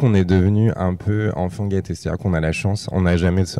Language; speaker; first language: French; native; French